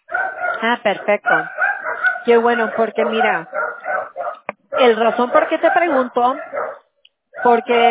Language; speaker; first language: Spanish; early bilingual, heritage; Spanish